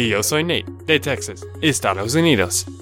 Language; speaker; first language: Spanish; non-native, fluent; English